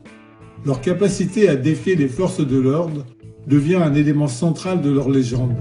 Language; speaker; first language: French; native; French